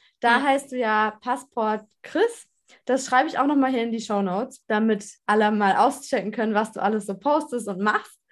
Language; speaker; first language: German; native; German